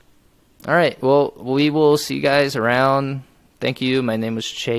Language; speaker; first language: English; native; English